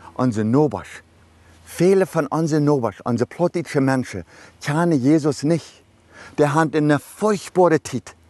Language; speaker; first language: German; early bilingual, other home language; Low German